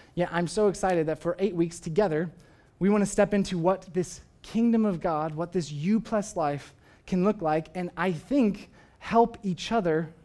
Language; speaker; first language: English; native; English